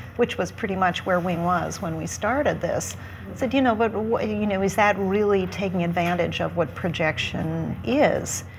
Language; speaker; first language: English; native; English